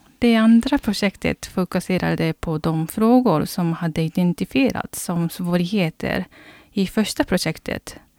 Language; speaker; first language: Swedish; non-native, fluent; Japanese